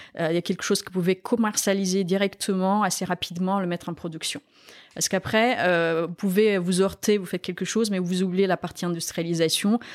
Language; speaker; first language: French; non-native, fluent; Romanian